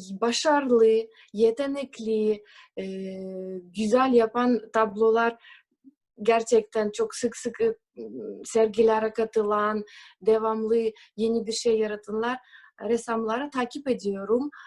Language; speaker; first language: Turkish; non-native, fluent; Russian